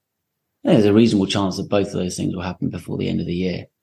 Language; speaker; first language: English; native; English